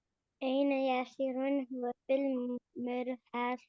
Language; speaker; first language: Arabic; non-native, learner; Urdu